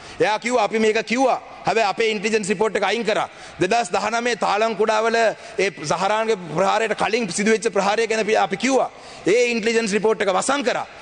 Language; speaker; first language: Sinhala; non-native, local second language; Tamil